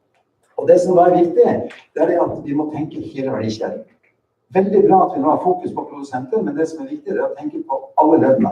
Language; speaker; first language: Norwegian; native; Norwegian